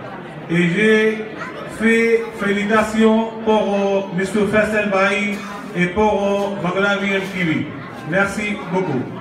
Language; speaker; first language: French; non-native, learner; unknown